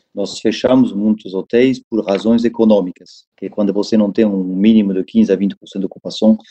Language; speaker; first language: Portuguese; non-native, fluent; French